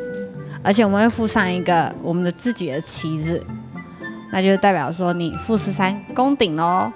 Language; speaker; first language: Chinese; native; Chinese